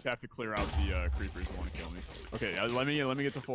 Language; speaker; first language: English; native; English